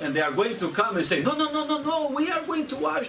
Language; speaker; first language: English; non-native, fluent; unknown